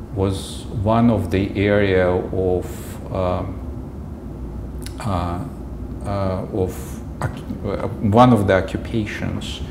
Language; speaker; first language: English; non-native, fluent; Russian